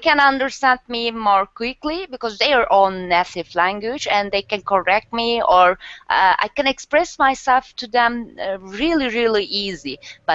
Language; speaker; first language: English; non-native, learner; Turkish